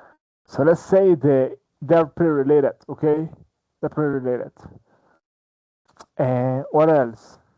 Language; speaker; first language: English; non-native, fluent; Spanish